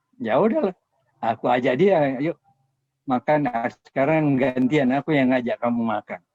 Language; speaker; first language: Indonesian; native; Indonesian